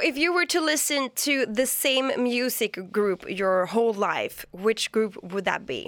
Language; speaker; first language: English; non-native, fluent; Swedish